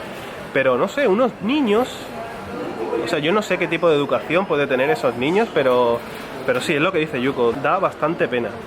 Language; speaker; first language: Spanish; native; Spanish